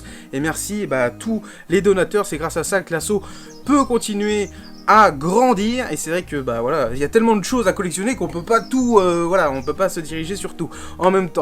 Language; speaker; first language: French; native; French